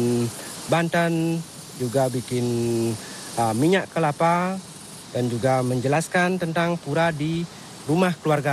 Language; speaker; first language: Indonesian; non-native, local second language; Balinese